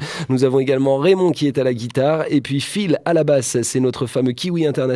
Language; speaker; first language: French; native; French